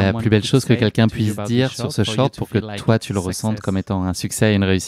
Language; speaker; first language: French; native; French